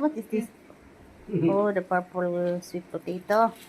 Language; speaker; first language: English; non-native, learner; Filipino